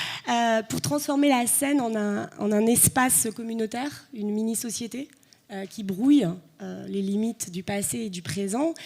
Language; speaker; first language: French; native; French